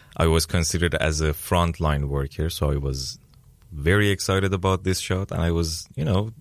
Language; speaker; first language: English; non-native, fluent; Persian